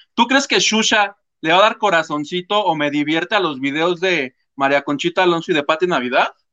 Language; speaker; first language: Spanish; native; Spanish